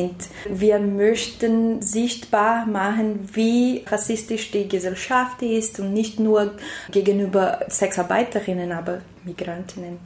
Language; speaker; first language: German; non-native, fluent; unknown